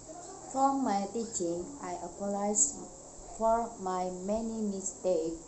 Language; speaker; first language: English; non-native, learner; Indonesian